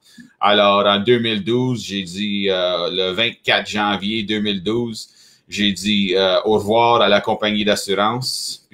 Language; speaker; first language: French; native; French